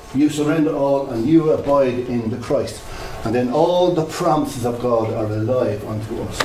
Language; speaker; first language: English; native; English